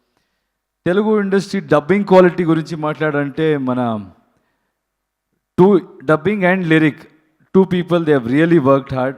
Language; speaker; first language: Telugu; non-native, learner; Kannada